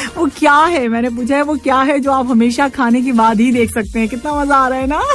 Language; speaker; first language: Urdu; native; Urdu